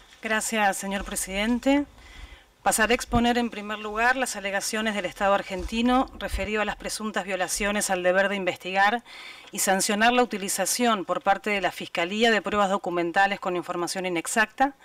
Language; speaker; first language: Spanish; native; Spanish